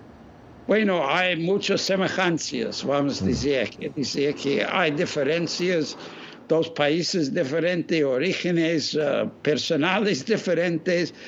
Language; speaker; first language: Spanish; non-native, fluent; English